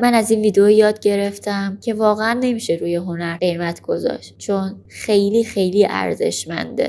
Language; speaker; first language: Persian; native; Persian